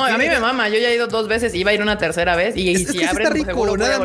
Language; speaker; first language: Spanish; native; Spanish